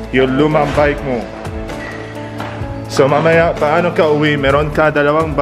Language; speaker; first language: Filipino; non-native, learner; Arabic